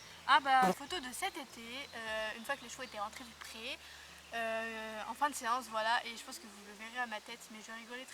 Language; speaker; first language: French; native; French